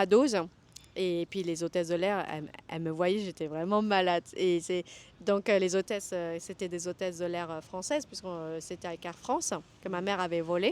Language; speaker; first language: French; early bilingual, other home language; Vietnamese